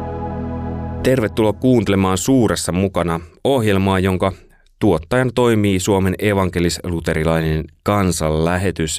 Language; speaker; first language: Finnish; native; Finnish